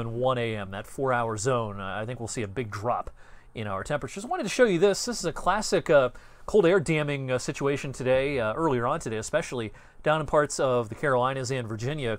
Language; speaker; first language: English; native; English